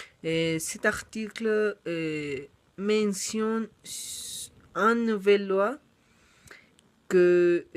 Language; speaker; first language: French; non-native, learner; Spanish